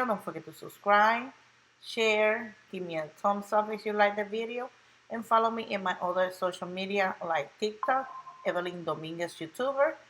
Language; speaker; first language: English; non-native, local second language; Spanish